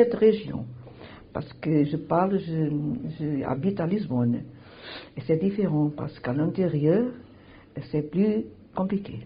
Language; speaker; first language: French; non-native, learner; Portuguese